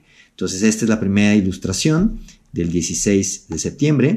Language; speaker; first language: Spanish; native; Spanish